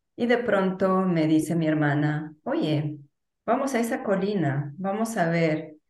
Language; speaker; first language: Spanish; native; Spanish